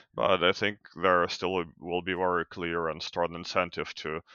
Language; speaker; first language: English; non-native, fluent; Ukrainian